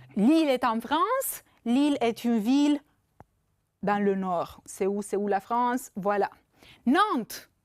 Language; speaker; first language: French; non-native, fluent; Romanian